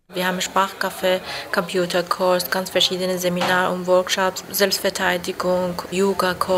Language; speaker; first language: German; non-native, fluent; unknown